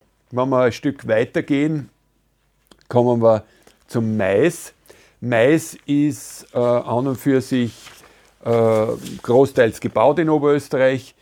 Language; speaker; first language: German; native; German